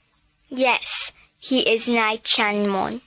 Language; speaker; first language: English; non-native, learner; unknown